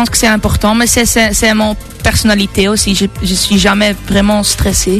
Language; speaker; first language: French; non-native, local second language; Dutch